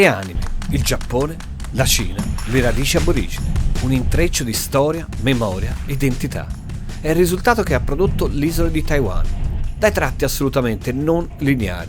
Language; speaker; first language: Italian; native; Italian